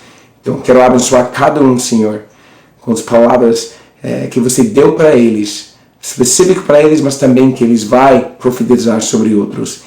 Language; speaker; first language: Portuguese; non-native, learner; English